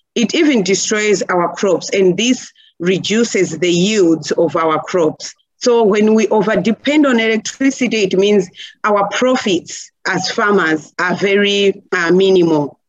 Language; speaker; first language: English; non-native, local second language; Nyanja